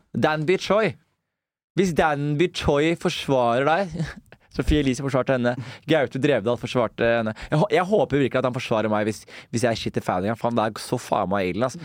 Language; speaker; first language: Norwegian; early bilingual, other home language; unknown